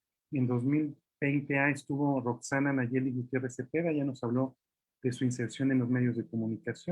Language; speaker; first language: Spanish; native; Spanish